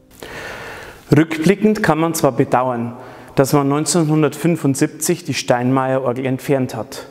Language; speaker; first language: German; native; German